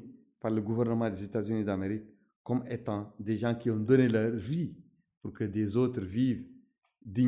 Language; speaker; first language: French; non-native, local second language; Arabic